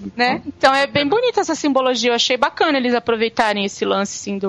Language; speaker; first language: Portuguese; native; Portuguese